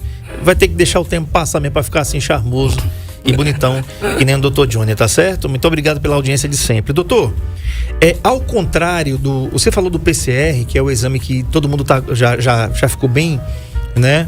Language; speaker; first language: Portuguese; native; Portuguese